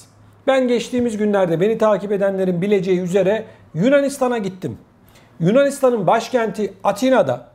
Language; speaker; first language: Turkish; native; Turkish